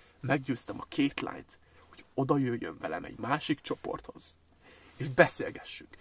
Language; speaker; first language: Hungarian; early bilingual, other home language; Chinese